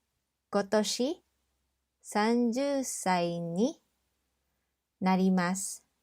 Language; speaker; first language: Japanese; non-native, fluent; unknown